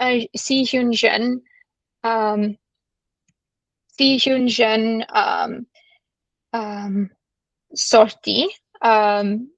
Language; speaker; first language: French; non-native, learner; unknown